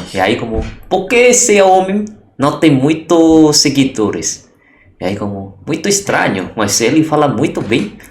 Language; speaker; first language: Portuguese; non-native, learner; Indonesian